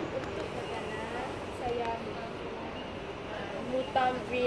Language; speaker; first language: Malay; non-native, learner; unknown